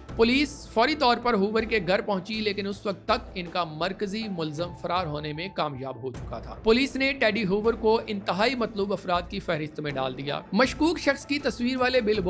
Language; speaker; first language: Urdu; native; Urdu